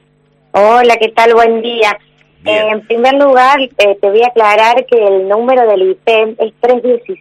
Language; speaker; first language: Spanish; native; Spanish